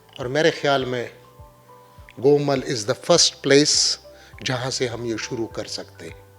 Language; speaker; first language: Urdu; non-native, local second language; Pashto